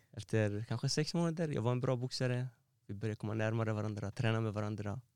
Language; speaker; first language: Swedish; non-native, fluent; Persian